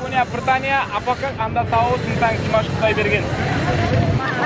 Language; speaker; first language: Indonesian; non-native, learner; Kazakh